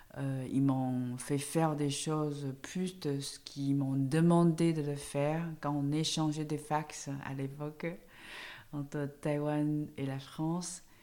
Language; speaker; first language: French; non-native, fluent; Chinese